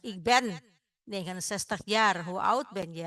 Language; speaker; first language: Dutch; non-native, fluent; Indonesian